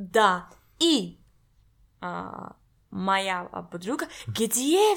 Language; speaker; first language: Russian; non-native, learner; English